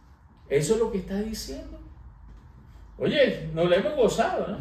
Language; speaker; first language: Spanish; native; Spanish